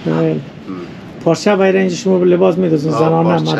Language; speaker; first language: Persian; native; Persian